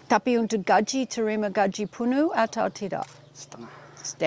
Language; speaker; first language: Indonesian; non-native, learner; English